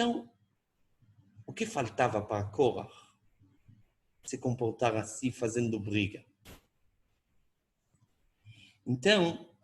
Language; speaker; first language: Portuguese; non-native, fluent; Hebrew